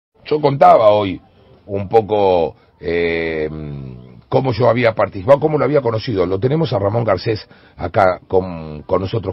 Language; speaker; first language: Spanish; native; Spanish